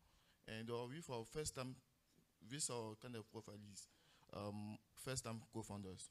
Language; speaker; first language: English; non-native, local second language; French